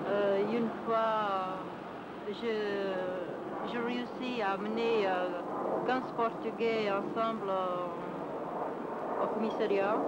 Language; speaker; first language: French; non-native, fluent; Portuguese